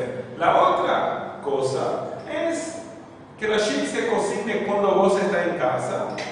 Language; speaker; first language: Spanish; non-native, fluent; Portuguese